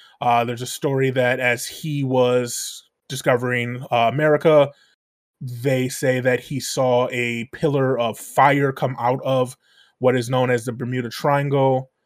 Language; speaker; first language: English; native; English